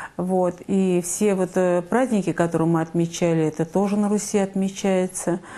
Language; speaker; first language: Russian; native; Russian